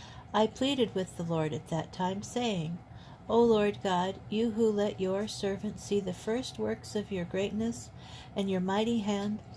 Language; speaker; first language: English; native; English